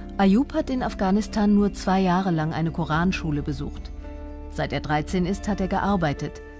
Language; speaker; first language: German; native; German